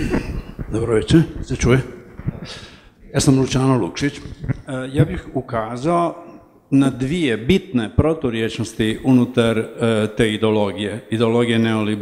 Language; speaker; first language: Croatian; native; Croatian